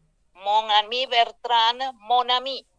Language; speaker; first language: French; non-native, fluent; Spanish